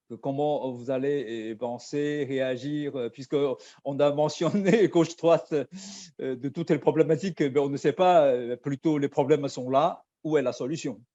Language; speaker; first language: French; non-native, fluent; Chinese